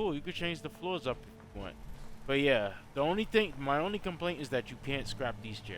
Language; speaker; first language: English; native; English